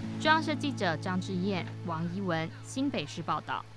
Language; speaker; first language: Chinese; native; Chinese